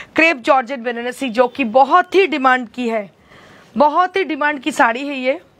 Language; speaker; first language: Hindi; non-native, local second language; Bangla